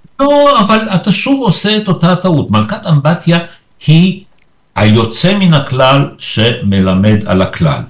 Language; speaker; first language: Hebrew; early bilingual, other home language; Polish